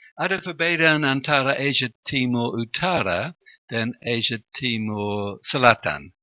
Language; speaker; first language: Indonesian; non-native, fluent; English